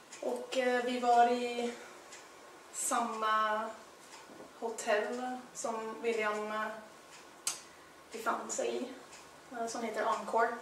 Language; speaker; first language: Swedish; non-native, fluent; English